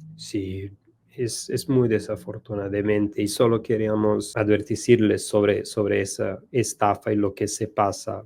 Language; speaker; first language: Spanish; non-native, learner; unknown